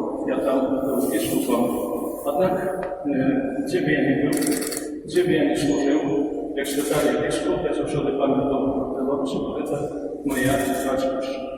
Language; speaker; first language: Polish; non-native, fluent; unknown